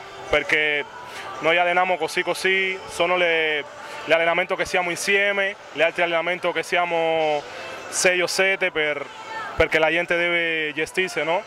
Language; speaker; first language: Italian; non-native, learner; Spanish